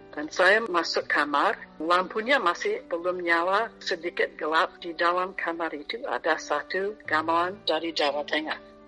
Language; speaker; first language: Indonesian; non-native, fluent; English